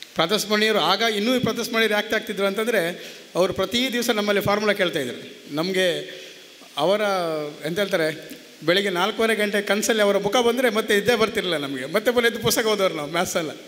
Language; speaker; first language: Kannada; native; Kannada